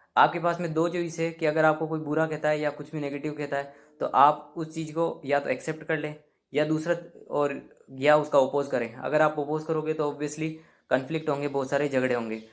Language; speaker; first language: Hindi; native; Hindi